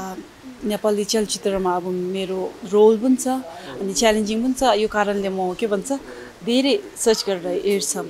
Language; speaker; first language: Nepali; non-native, fluent; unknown